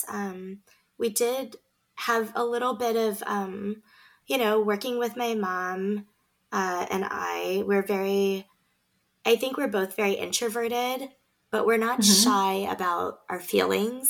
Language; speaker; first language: English; native; English